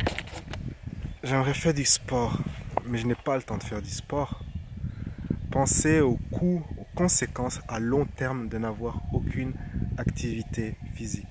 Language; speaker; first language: French; non-native, fluent; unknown